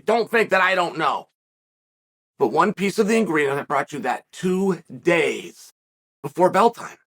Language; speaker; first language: English; native; English